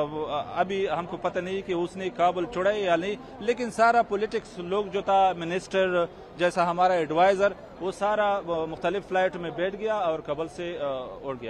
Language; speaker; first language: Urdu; non-native, learner; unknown